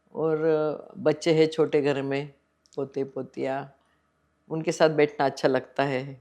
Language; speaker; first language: Hindi; non-native, local second language; Marathi